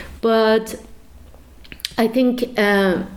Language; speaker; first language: English; non-native, fluent; Persian